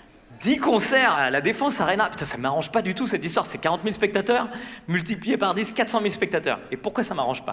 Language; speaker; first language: French; native; French